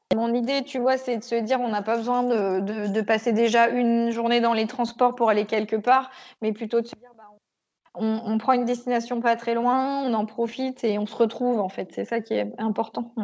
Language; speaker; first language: French; native; French